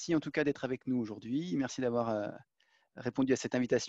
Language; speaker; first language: French; native; French